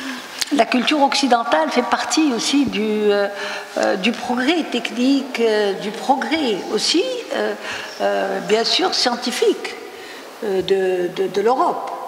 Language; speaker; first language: French; non-native, local second language; Arabic